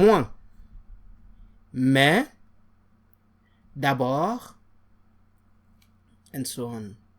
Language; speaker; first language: French; non-native, fluent; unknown